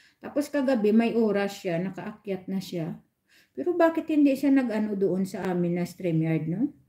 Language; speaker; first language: Filipino; non-native, local second language; Hiligaynon